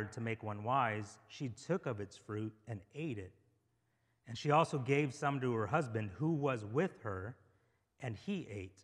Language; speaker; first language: English; native; English